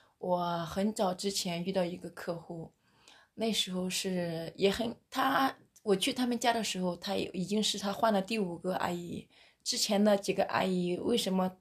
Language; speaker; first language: Chinese; native; Chinese